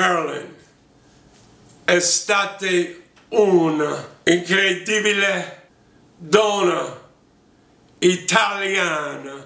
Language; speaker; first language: Italian; early bilingual, heritage; English